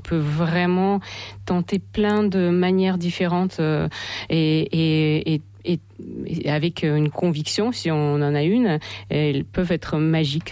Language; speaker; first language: French; non-native, fluent; Russian